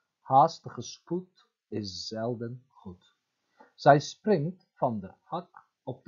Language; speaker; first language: Dutch; non-native, fluent; Turkish